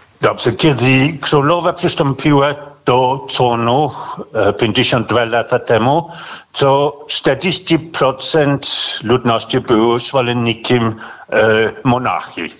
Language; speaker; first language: Polish; non-native, fluent; Danish